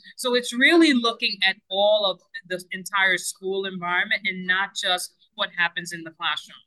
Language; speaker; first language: English; non-native, fluent; Spanish